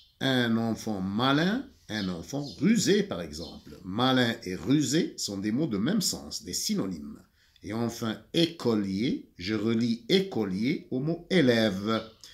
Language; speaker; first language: French; non-native, local second language; Arabic